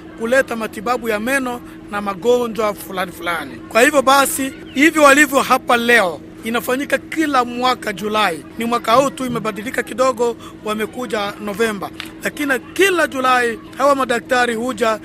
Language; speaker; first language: Swahili; native; Swahili